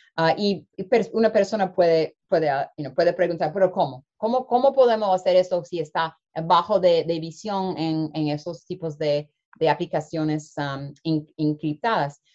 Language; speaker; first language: Spanish; early bilingual, heritage; Spanish